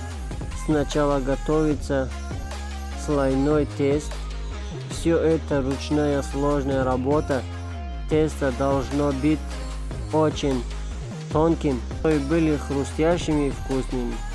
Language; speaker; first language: Russian; non-native, fluent; Tajik